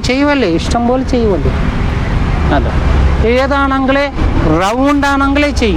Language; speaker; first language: Malayalam; non-native, learner; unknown